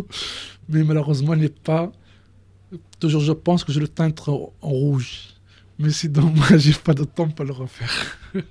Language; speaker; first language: French; non-native, learner; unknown